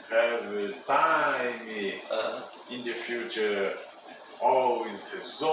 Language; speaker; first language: English; non-native, learner; Portuguese